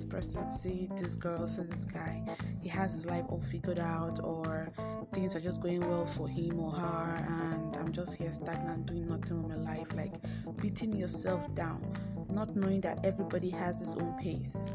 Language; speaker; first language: English; non-native, local second language; Igbo